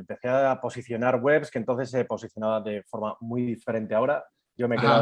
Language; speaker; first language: Spanish; native; Spanish